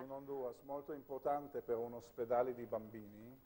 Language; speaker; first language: Italian; non-native, fluent; Hebrew